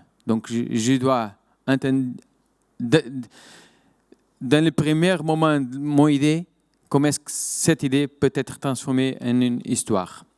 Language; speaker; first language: French; non-native, fluent; Portuguese